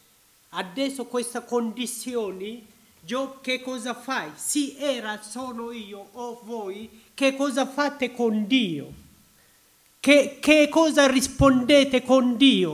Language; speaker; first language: Italian; non-native, learner; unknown